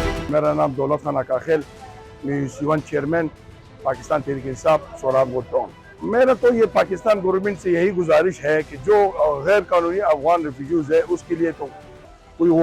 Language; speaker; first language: Hindi; non-native, local second language; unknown